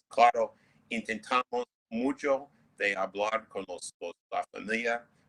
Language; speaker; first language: Spanish; non-native, fluent; English